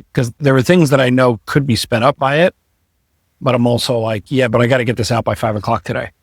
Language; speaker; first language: English; native; English